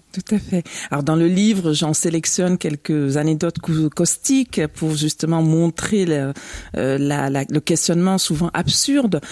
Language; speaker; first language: French; early bilingual, other home language; Bambara